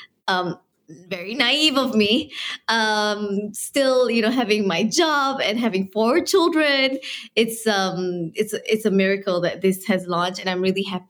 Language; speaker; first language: English; non-native, local second language; Malay